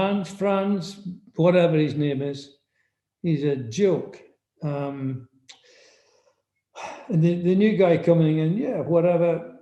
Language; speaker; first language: English; native; English